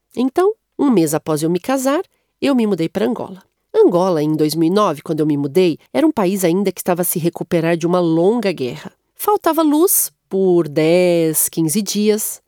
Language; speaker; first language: Portuguese; native; Portuguese